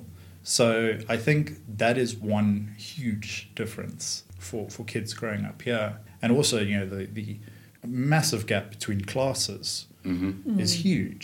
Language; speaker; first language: English; native; English